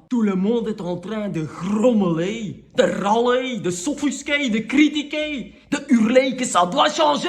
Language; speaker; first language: French; native; French